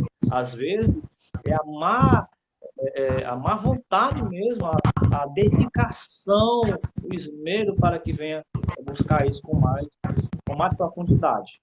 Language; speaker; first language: Portuguese; native; Portuguese